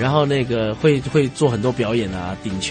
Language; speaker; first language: Chinese; native; Chinese